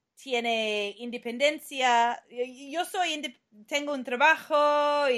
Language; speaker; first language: Spanish; non-native, fluent; English